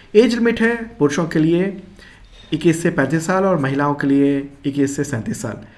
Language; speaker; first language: Hindi; native; Hindi